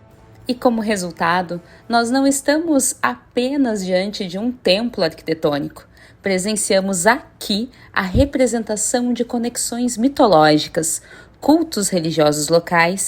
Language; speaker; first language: Portuguese; native; Portuguese